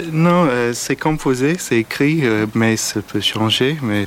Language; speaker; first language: French; non-native, learner; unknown